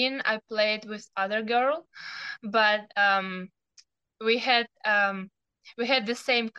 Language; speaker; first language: English; non-native, learner; Ukrainian